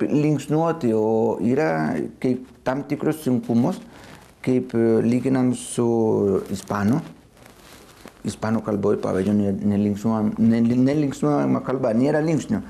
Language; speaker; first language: Lithuanian; non-native, fluent; Spanish